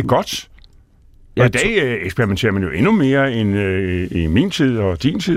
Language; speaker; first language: Danish; native; Danish